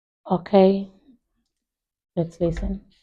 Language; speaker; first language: English; non-native, fluent; Vietnamese